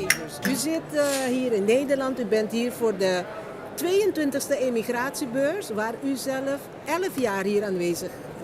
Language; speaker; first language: Dutch; non-native, local second language; Papiamento